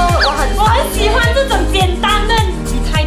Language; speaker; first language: Chinese; native; Chinese